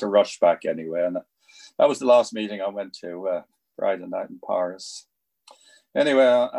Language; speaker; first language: English; native; English